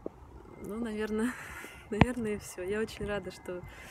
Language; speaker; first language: Russian; native; Russian